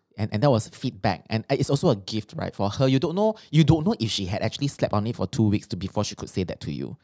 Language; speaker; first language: English; non-native, local second language; Chinese